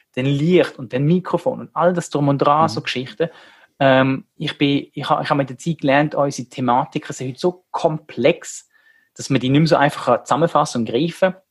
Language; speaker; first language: German; native; German